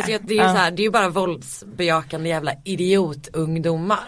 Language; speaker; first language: Swedish; native; Swedish